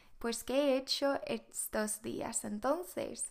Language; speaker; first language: Spanish; non-native, fluent; Swedish